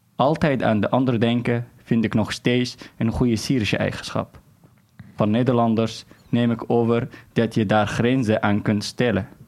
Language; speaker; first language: Dutch; non-native, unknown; Arabic